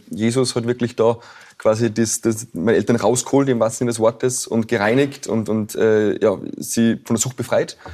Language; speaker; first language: German; native; German